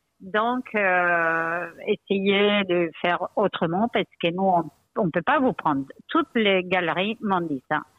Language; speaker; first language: French; non-native, fluent; Spanish